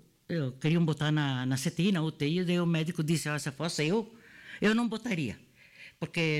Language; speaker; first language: Portuguese; non-native, local second language; Italian